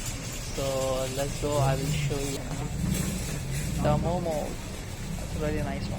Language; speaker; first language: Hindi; non-native, local second language; Marathi